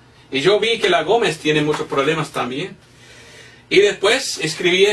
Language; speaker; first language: Spanish; non-native, fluent; English